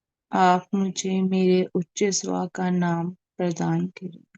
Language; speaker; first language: Hindi; native; Hindi